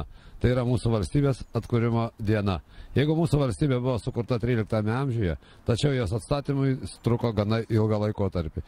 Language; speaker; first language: Lithuanian; native; Lithuanian